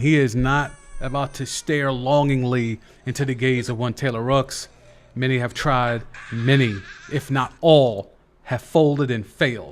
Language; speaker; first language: English; native; English